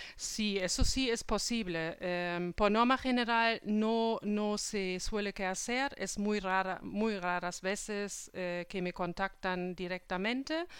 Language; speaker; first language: Spanish; non-native, fluent; German